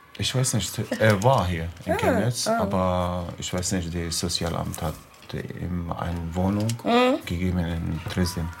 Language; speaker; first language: German; non-native, learner; Arabic